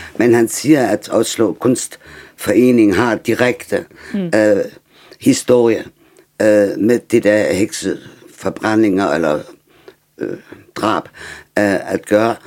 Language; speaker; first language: Swedish; non-native, learner; German